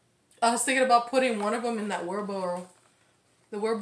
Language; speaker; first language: English; native; English